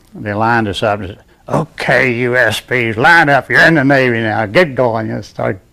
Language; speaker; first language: English; native; English